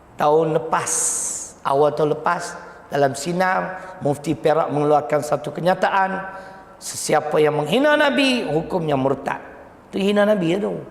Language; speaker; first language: Malay; native; Malay